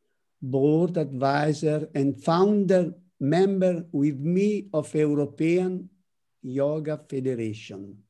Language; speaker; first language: English; non-native, learner; Italian